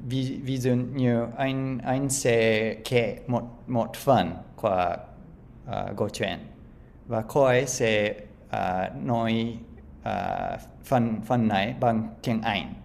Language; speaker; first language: Vietnamese; non-native, learner; English